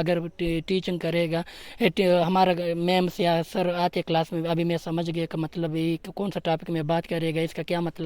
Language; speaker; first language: Hindi; non-native, learner; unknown